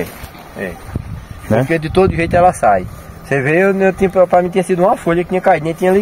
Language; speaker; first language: Portuguese; native; Portuguese